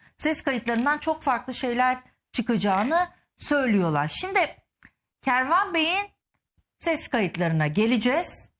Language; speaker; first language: Turkish; native; Turkish